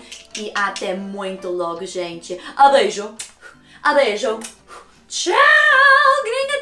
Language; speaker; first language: Portuguese; non-native, fluent; English